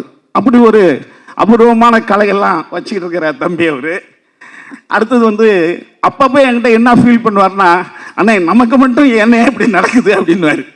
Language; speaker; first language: Tamil; native; Tamil